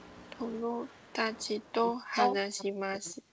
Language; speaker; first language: Japanese; non-native, learner; Chinese